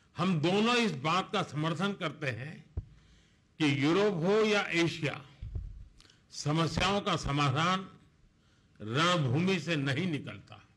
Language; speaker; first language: Hindi; non-native, local second language; Gujarati